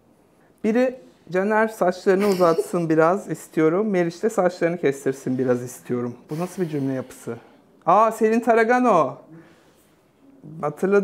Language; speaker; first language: Turkish; native; Turkish